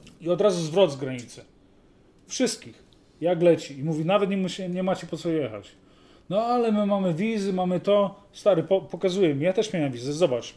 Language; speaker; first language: Polish; native; Polish